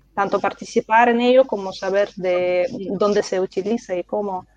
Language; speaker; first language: Spanish; non-native, fluent; Russian